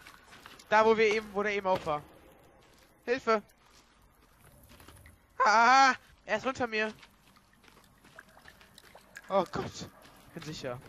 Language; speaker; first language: German; native; German